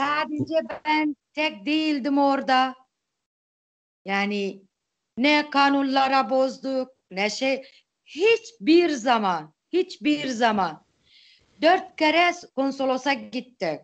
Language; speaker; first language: Turkish; non-native, local second language; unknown